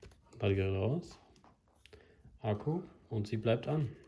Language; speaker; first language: German; native; German